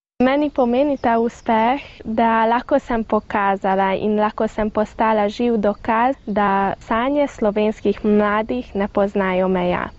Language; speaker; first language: Slovenian; non-native, local second language; Hungarian